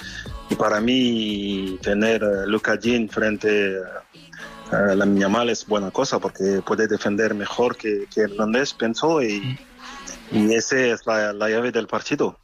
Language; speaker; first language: Spanish; non-native, fluent; French